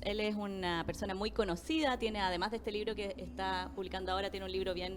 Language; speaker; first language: Spanish; native; Spanish